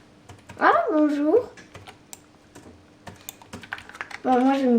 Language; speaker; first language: French; native; French